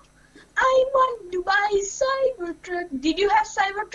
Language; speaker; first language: English; non-native, learner; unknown